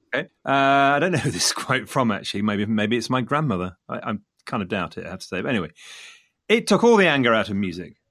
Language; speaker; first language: English; native; English